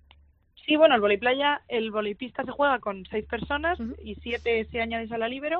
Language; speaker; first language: Spanish; native; Spanish